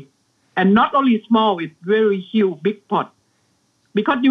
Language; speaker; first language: English; non-native, learner; Thai